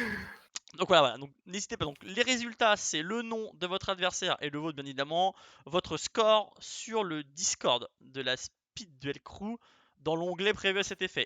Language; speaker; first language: French; native; French